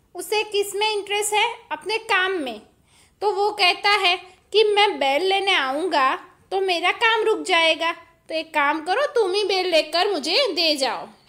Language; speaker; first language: Hindi; non-native, local second language; Gujarati